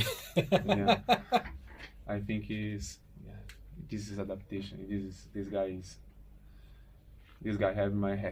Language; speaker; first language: English; non-native, learner; Portuguese